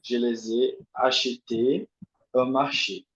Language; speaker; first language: French; non-native, learner; Portuguese